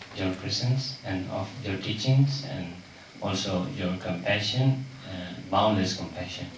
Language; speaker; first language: English; non-native, learner; Spanish